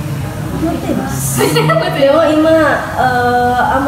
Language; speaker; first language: Japanese; non-native, learner; Indonesian